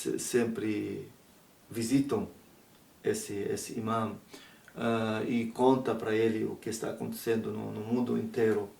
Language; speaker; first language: Portuguese; non-native, learner; Arabic